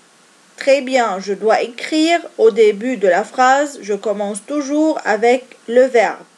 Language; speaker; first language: French; non-native, fluent; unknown